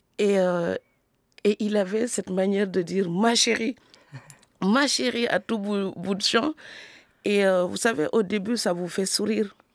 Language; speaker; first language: French; non-native, local second language; Serer